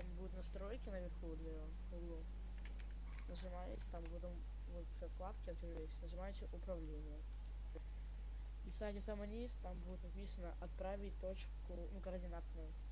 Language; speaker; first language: Russian; native; Russian